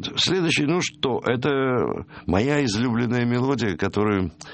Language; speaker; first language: Russian; native; Russian